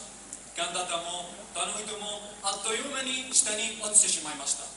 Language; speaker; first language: Japanese; non-native, learner; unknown